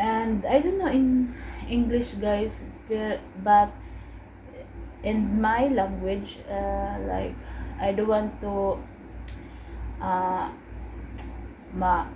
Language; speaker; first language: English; non-native, learner; Cebuano